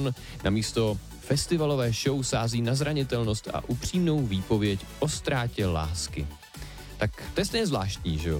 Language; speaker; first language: Czech; native; Czech